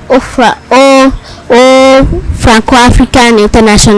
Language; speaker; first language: French; non-native, learner; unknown